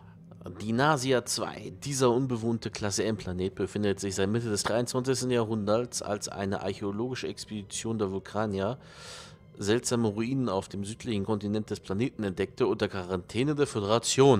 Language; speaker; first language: German; native; German